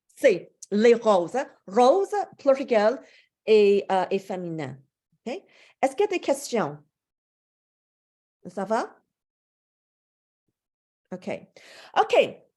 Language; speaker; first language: French; non-native, fluent; English